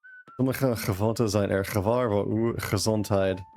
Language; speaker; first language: Dutch; non-native, learner; English